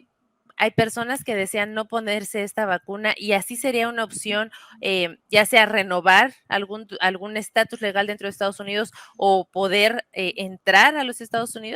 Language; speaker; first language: Spanish; native; Spanish